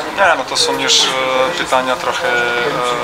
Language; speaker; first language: Polish; non-native, fluent; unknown